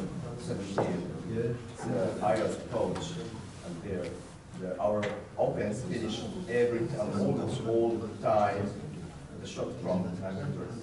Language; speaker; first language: English; non-native, learner; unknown